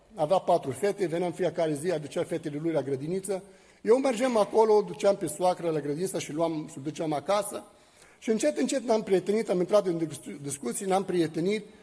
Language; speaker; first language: Romanian; non-native, fluent; Arabic